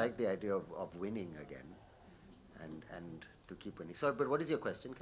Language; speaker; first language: English; non-native, local second language; Hindi